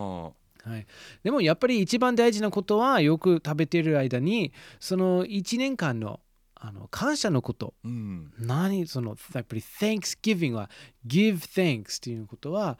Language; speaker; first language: Japanese; non-native, fluent; English